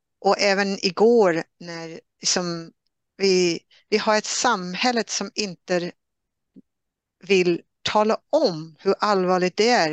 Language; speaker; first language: Swedish; non-native, fluent; English